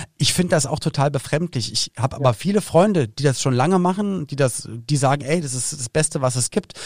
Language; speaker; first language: German; native; German